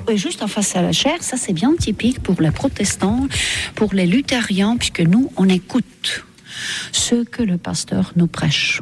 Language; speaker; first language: French; non-native, fluent; Estonian